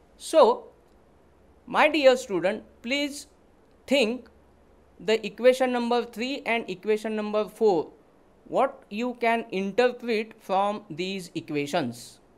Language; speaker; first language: English; non-native, local second language; Marathi